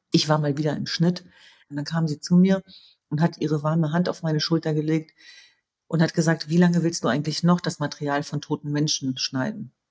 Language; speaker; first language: German; early bilingual, other home language; Kurdish